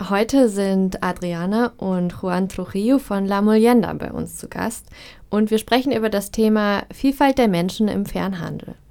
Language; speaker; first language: German; native; German